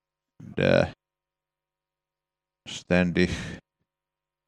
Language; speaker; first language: German; non-native, fluent; Finnish